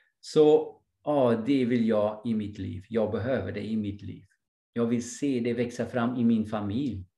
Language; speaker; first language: Swedish; non-native, fluent; English